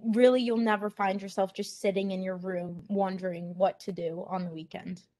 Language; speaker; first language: English; native; English